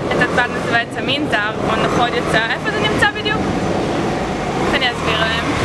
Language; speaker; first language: Russian; early bilingual, heritage; Russian